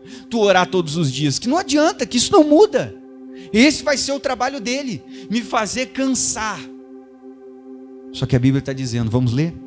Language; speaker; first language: Portuguese; native; Portuguese